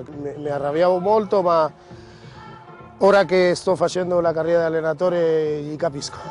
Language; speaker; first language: Italian; non-native, fluent; Spanish